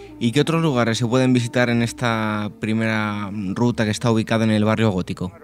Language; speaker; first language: Spanish; native; Spanish